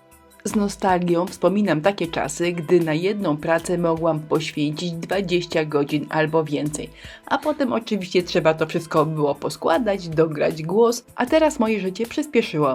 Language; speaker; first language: Polish; native; Polish